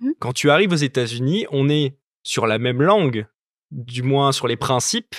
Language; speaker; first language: French; native; French